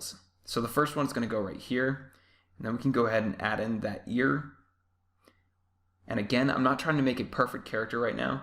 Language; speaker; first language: English; native; English